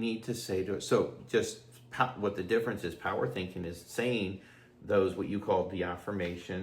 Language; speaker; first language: English; native; English